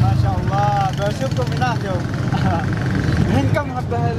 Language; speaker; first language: Arabic; non-native, learner; Indonesian